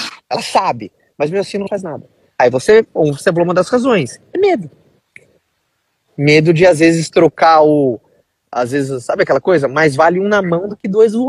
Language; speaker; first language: Portuguese; native; Portuguese